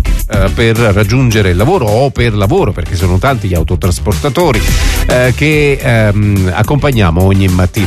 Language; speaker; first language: Italian; native; Italian